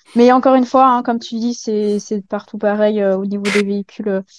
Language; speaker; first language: French; native; French